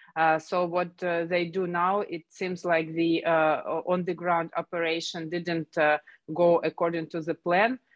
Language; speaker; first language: English; non-native, fluent; Ukrainian